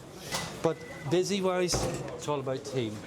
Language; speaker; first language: English; native; English